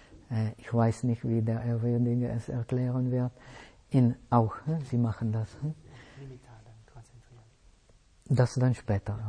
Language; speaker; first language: German; non-native, fluent; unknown